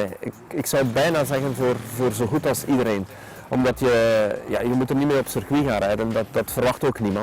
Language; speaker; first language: Dutch; native; Dutch